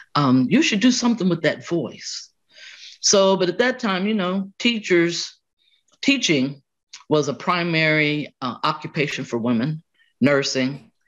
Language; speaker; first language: English; native; English